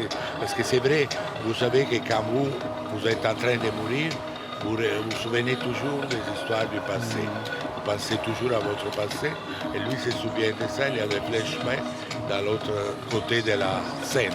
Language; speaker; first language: French; non-native, fluent; Italian